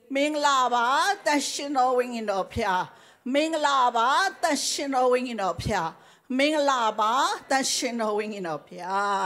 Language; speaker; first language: Burmese; non-native, local second language; Tedim Chin